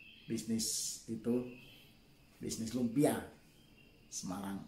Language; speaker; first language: Indonesian; non-native, local second language; Javanese